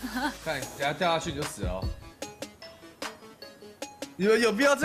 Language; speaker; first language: Chinese; native; Chinese